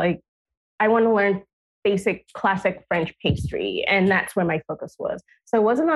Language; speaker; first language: English; non-native, local second language; Yoruba